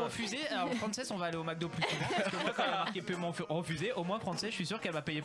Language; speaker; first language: French; native; French